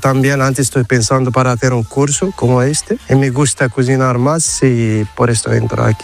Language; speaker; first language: Spanish; non-native, learner; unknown